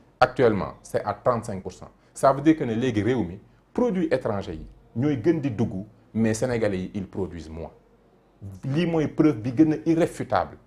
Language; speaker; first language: French; non-native, local second language; Wolof